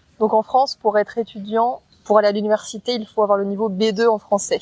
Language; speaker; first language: French; native; French